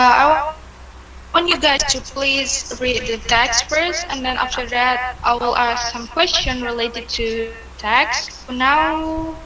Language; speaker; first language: English; non-native, learner; Indonesian